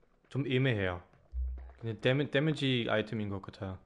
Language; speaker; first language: Korean; non-native, fluent; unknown